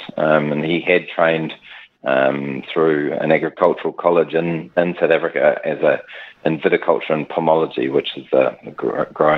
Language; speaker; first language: English; native; English